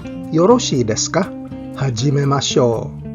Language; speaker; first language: Japanese; non-native, fluent; English